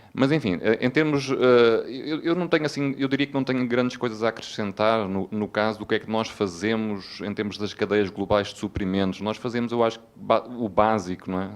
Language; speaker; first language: Portuguese; native; Portuguese